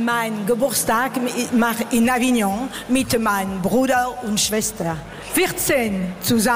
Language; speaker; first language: German; non-native, learner; French